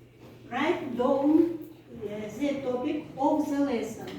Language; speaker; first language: English; non-native, learner; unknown